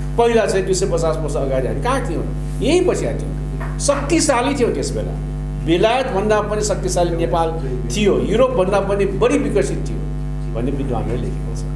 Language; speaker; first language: Nepali; non-native, local second language; Limburgish